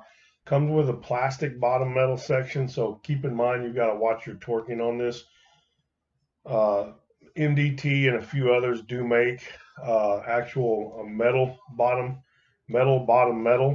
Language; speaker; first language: English; native; English